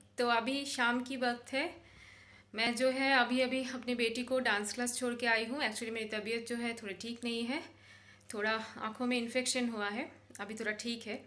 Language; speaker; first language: Hindi; non-native, local second language; Bangla